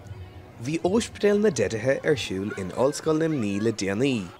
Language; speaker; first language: Irish; native; Irish